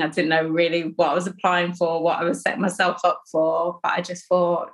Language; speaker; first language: English; native; English